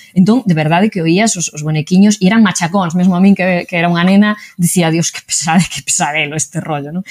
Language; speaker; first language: Galician; native; Galician